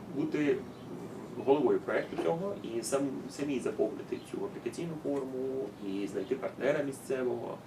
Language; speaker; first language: Ukrainian; native; Ukrainian